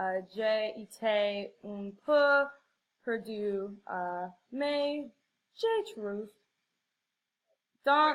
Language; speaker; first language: French; non-native, learner; English